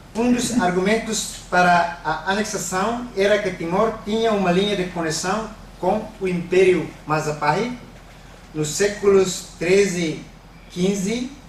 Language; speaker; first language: Portuguese; non-native, fluent; Tetum